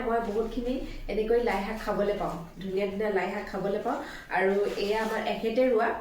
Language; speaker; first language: Assamese; non-native, local second language; Manipuri